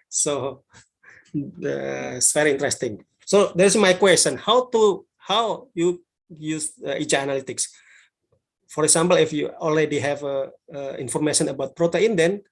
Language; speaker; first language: English; non-native, learner; Indonesian